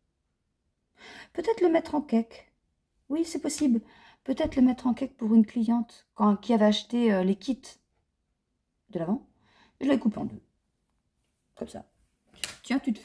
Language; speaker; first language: French; native; French